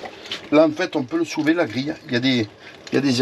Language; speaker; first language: French; native; French